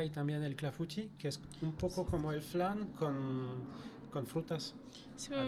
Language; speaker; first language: Spanish; non-native, learner; French